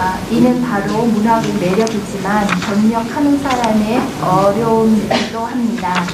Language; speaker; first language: Korean; non-native, fluent; Vietnamese